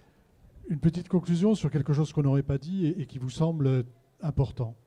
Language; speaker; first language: French; native; French